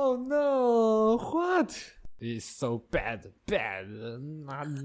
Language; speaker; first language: English; non-native, learner; Chinese